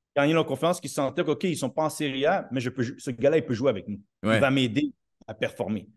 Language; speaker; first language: French; native; French